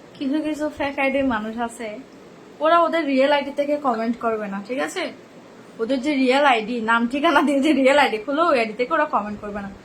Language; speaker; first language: Bangla; non-native, local second language; Rohingya